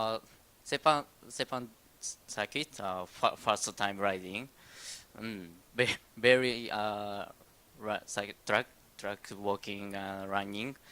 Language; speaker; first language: English; non-native, learner; Indonesian